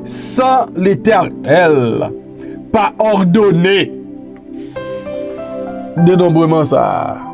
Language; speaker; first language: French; non-native, local second language; Haitian Creole